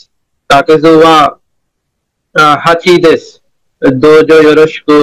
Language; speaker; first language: Japanese; non-native, learner; Bangla